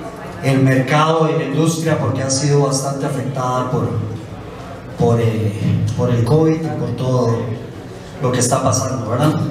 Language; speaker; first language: Spanish; native; Spanish